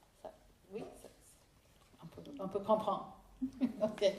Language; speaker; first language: French; non-native, fluent; English